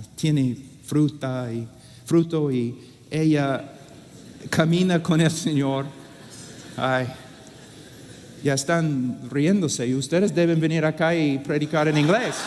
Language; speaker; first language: Spanish; non-native, fluent; English